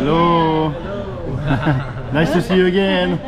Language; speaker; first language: English; non-native, learner; French